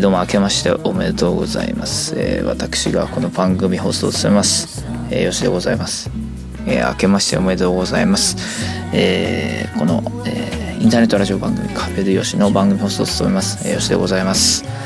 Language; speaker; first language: Japanese; native; Japanese